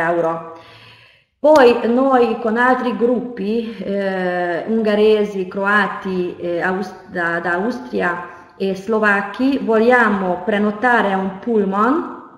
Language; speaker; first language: Italian; non-native, fluent; Hungarian